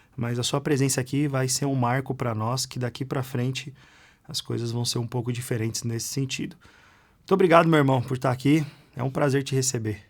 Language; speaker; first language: Portuguese; native; Portuguese